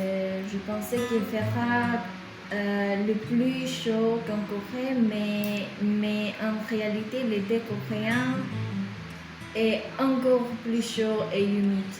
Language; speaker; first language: French; non-native, fluent; Korean